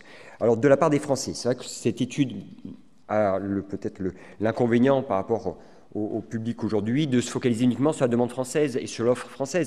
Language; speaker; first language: French; native; French